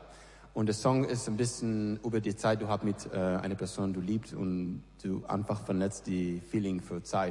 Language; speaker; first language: German; non-native, learner; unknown